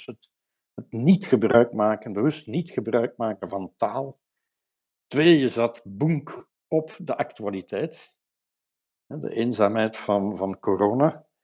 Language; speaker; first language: Dutch; native; Dutch